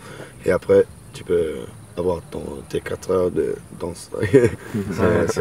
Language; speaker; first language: French; non-native, learner; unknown